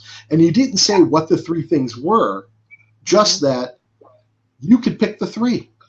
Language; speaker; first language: English; native; English